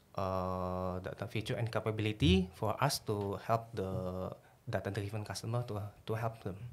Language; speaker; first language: English; non-native, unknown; Indonesian